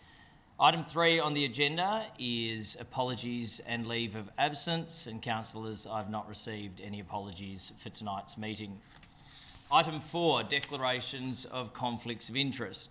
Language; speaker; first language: English; native; English